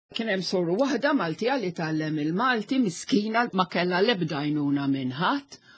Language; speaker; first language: Maltese; non-native, local second language; English